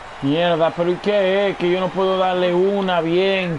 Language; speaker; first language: Spanish; early bilingual, heritage; Spanish